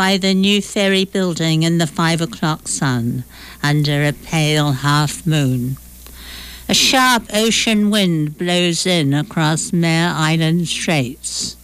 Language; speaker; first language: English; native; English